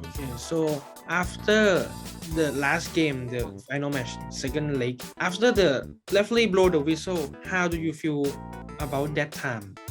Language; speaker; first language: English; non-native, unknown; Thai